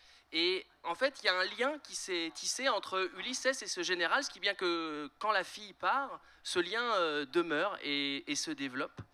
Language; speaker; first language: French; native; French